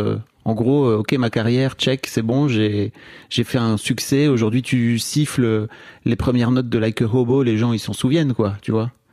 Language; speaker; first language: French; native; French